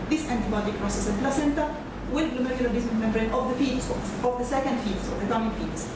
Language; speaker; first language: English; non-native, fluent; Arabic